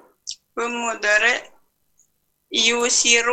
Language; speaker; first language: Arabic; non-native, learner; Indonesian